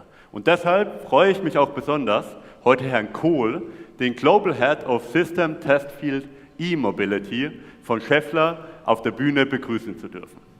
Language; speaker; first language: German; native; German